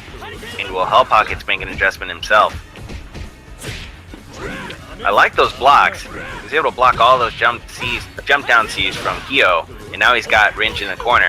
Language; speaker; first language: English; native; English